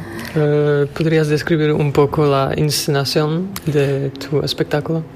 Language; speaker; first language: Spanish; non-native, learner; Slovak